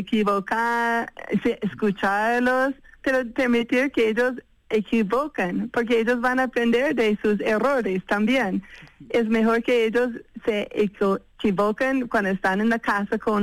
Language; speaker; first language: Spanish; non-native, fluent; English